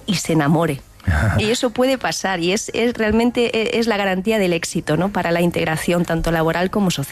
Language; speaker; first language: Spanish; native; Spanish